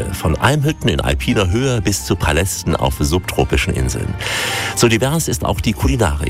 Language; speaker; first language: German; native; German